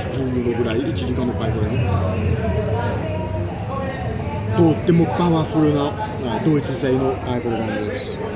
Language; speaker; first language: Japanese; non-native, fluent; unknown